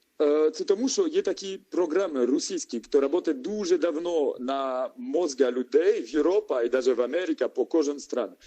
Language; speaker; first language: Ukrainian; non-native, learner; French